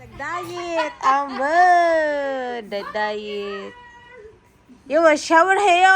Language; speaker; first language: Korean; non-native, local second language; Filipino